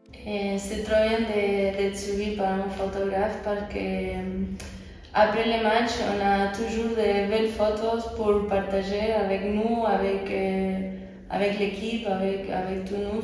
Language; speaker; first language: French; non-native, fluent; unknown